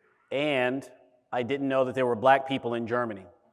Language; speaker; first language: English; early bilingual, other home language; German